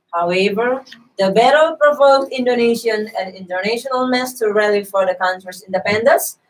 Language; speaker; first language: English; non-native, fluent; Indonesian